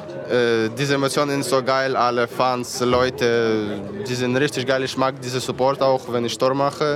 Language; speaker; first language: German; non-native, fluent; Ukrainian